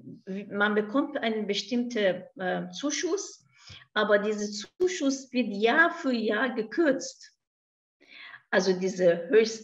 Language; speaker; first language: German; non-native, fluent; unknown